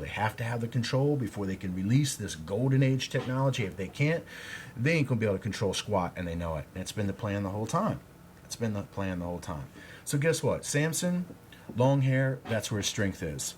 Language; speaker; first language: English; native; English